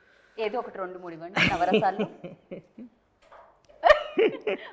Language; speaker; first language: Telugu; native; Telugu